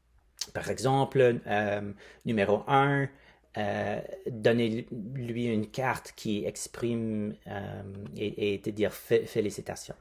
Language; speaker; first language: French; non-native, fluent; English